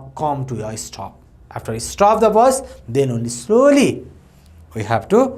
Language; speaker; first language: English; non-native, local second language; Nepali